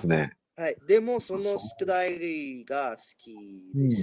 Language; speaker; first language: Japanese; non-native, learner; Spanish